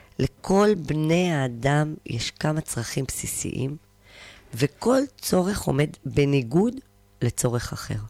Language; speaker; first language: Hebrew; native; Hebrew